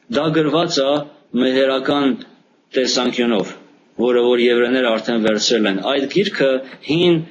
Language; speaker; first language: Armenian; early bilingual, heritage; Armenian